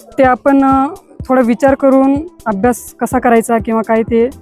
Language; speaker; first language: Marathi; non-native, local second language; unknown